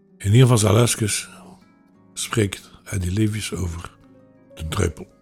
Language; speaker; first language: Dutch; native; Dutch